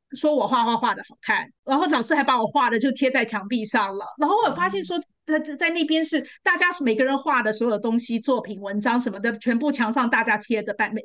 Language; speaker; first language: Chinese; native; Chinese